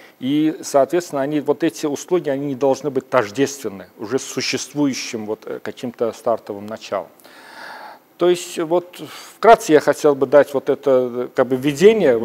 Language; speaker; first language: Russian; non-native, local second language; Azerbaijani